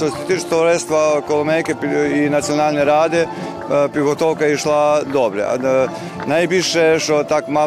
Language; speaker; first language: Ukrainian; early bilingual, heritage; Ukrainian